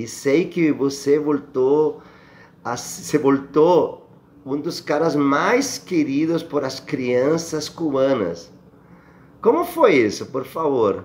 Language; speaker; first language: Portuguese; non-native, fluent; Spanish